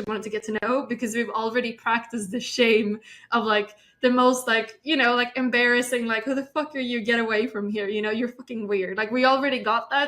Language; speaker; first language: English; non-native, fluent; Swedish